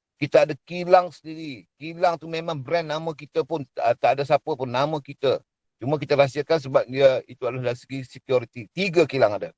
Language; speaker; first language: Malay; native; Malay